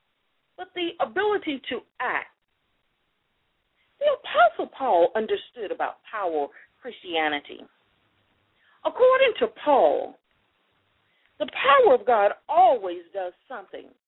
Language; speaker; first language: English; native; English